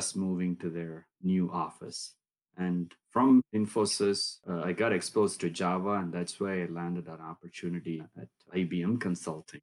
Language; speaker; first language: English; non-native, local second language; Tamil